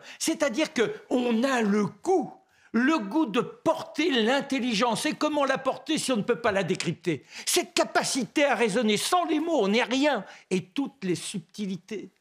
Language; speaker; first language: French; native; French